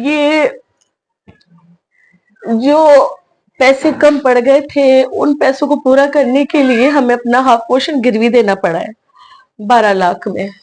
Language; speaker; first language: Urdu; native; Urdu